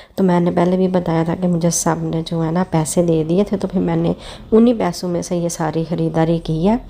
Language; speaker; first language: Urdu; non-native, local second language; Punjabi